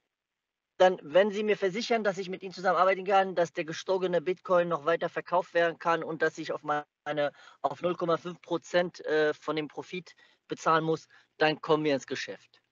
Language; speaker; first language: German; native; German